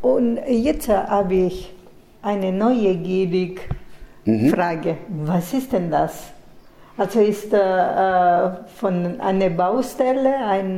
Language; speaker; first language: German; non-native, fluent; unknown